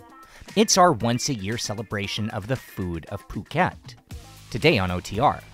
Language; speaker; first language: English; native; English